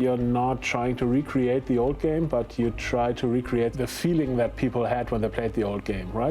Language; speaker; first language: English; non-native, fluent; German